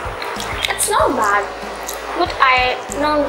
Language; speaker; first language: English; non-native, local second language; Hindi